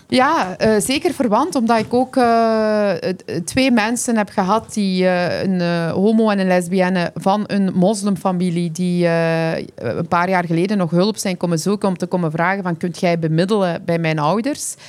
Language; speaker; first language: Dutch; early bilingual, other home language; Kurdish